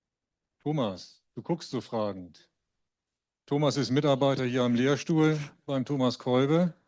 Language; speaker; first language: German; native; German